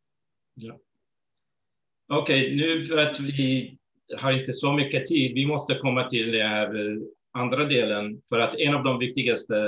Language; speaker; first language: Swedish; non-native, fluent; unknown